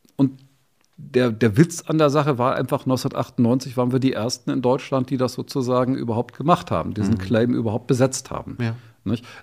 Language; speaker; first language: German; native; German